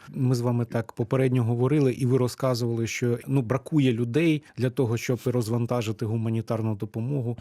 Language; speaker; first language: Ukrainian; native; Ukrainian